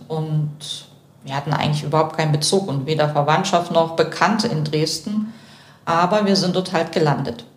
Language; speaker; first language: German; early bilingual, other home language; Russian